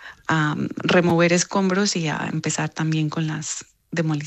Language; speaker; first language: Spanish; native; Spanish